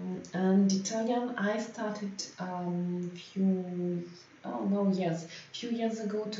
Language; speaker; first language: English; non-native, fluent; French